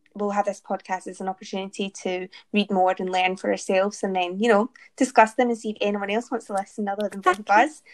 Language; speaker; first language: English; native; English